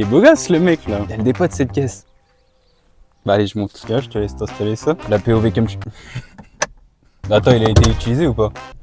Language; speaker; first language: French; native; French